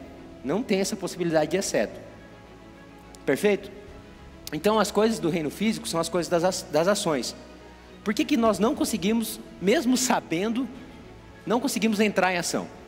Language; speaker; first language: Portuguese; native; Portuguese